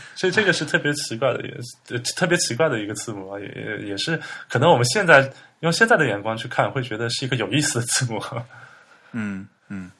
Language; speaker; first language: Chinese; native; Chinese